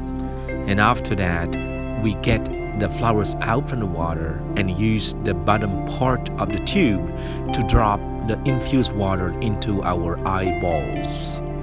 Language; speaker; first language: English; non-native, fluent; Balinese